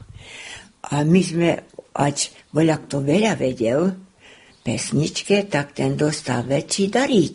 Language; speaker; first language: Slovak; native; Slovak